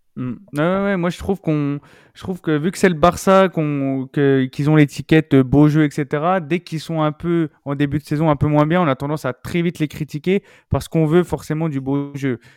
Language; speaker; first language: French; native; French